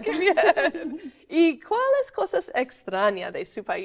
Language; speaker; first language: Spanish; non-native, fluent; English